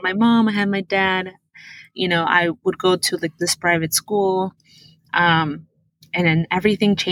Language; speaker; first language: English; early bilingual, other home language; Spanish